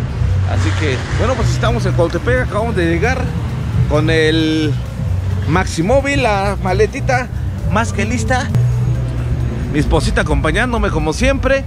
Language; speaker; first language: Spanish; native; Spanish